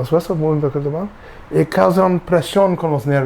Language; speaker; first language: Spanish; non-native, learner; English